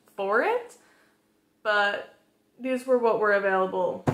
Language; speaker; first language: English; native; English